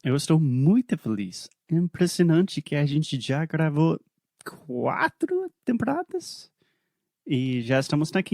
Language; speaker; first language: Portuguese; non-native, fluent; English